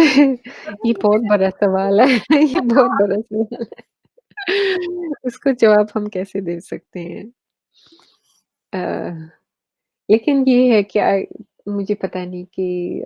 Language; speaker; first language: Hindi; early bilingual, heritage; English